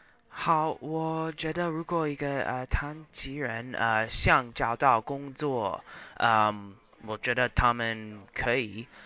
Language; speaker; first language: Chinese; non-native, learner; English